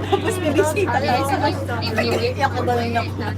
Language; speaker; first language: Filipino; native; Filipino